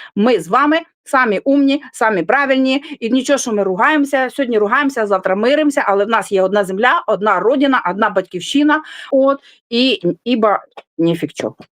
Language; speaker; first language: Ukrainian; non-native, local second language; Russian